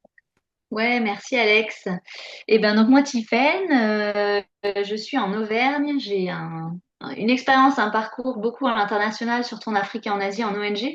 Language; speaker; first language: French; native; French